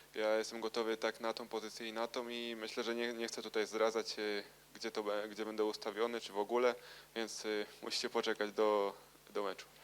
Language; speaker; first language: Polish; native; Polish